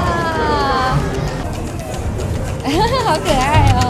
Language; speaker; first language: Chinese; native; Chinese